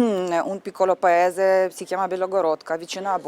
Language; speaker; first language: Italian; non-native, learner; Ukrainian